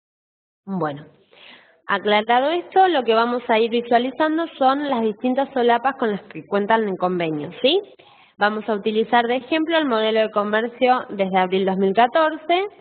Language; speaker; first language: Spanish; native; Spanish